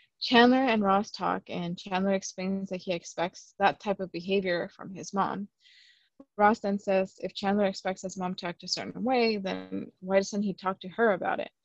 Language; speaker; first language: English; early bilingual, other home language; Spanish